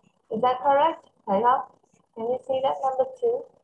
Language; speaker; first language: English; non-native, fluent; Vietnamese